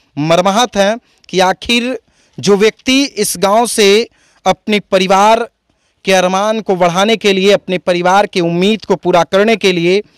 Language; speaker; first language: Hindi; native; Hindi